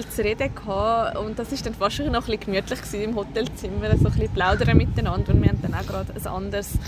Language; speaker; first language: German; native; German